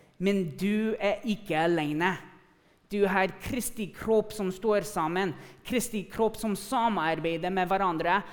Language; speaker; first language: Norwegian; non-native, fluent; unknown